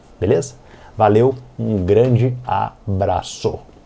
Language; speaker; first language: Portuguese; native; Portuguese